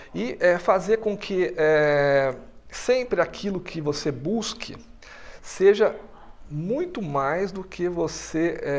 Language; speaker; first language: Portuguese; native; Portuguese